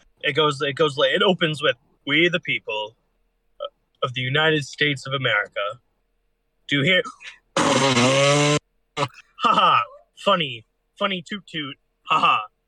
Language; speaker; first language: English; native; English